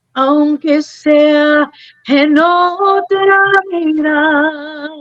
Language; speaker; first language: Spanish; early bilingual, heritage; Spanish